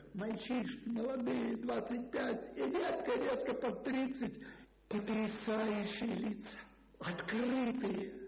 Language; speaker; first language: Russian; native; Russian